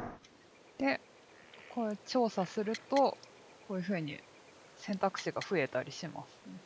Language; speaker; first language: Japanese; native; Japanese